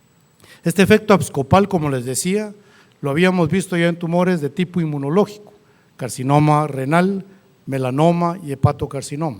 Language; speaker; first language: Spanish; native; Spanish